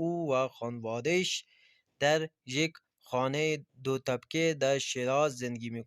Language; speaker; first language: Persian; non-native, fluent; Urdu